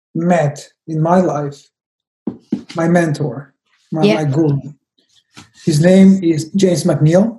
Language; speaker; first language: English; non-native, fluent; Spanish